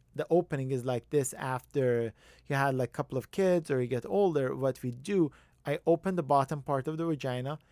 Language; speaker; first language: English; non-native, fluent; Persian